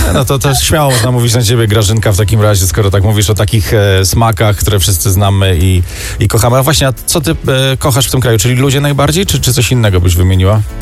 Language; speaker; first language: Polish; native; Polish